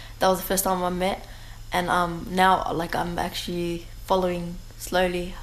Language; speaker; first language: English; native; English